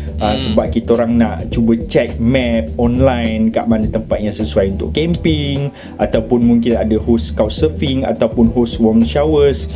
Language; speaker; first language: Malay; native; Malay